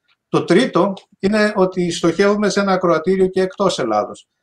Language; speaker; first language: Greek; native; Greek